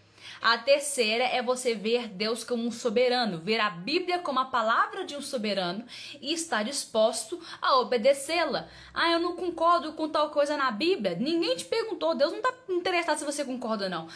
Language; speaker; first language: Portuguese; native; Portuguese